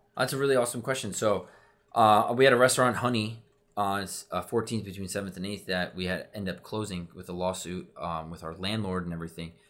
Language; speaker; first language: English; native; English